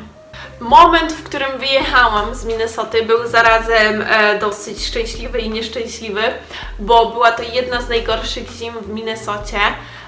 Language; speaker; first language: Polish; native; Polish